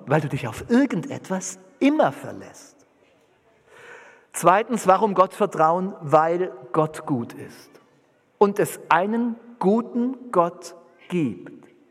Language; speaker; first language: German; native; German